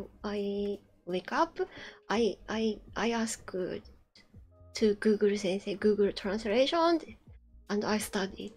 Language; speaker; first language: English; non-native, learner; Japanese